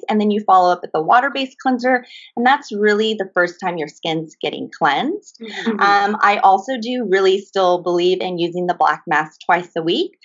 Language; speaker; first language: English; early bilingual, other home language; Japanese